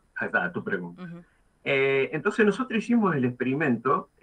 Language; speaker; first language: Spanish; native; Spanish